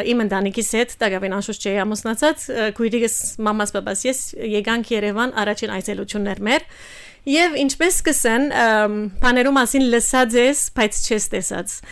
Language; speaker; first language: Armenian; early bilingual, heritage; Armenian